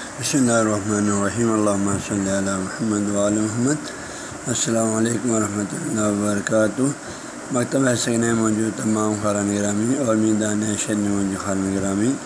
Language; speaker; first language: Urdu; non-native, local second language; Balti